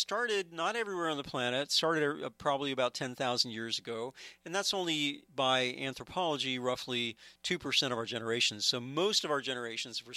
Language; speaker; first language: English; native; English